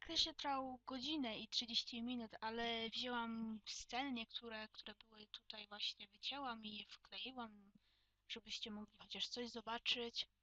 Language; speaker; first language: Polish; native; Polish